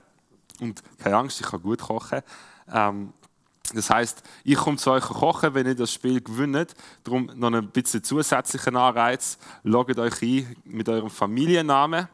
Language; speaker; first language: German; native; German